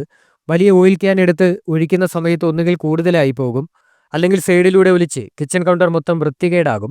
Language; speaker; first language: Malayalam; native; Malayalam